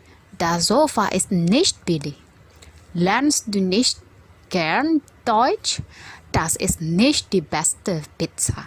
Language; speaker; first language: German; non-native, fluent; Indonesian